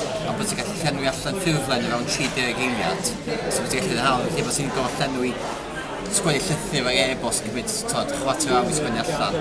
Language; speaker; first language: Welsh; native; Welsh